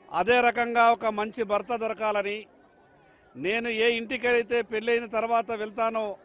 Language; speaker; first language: Telugu; native; Telugu